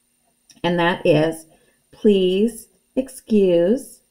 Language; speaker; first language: English; native; English